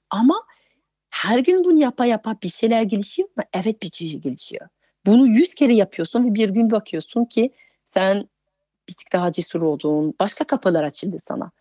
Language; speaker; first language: Turkish; non-native, fluent; French